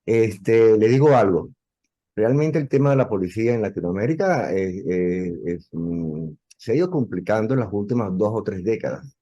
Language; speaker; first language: Spanish; native; Spanish